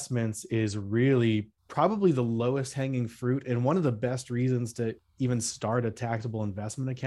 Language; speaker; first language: English; native; English